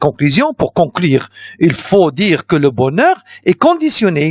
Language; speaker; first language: French; non-native, local second language; Arabic